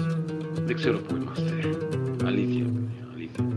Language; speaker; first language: Greek; non-native, fluent; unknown